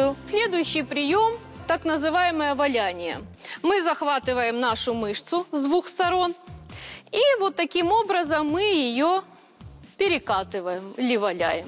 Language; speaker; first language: Russian; native; Russian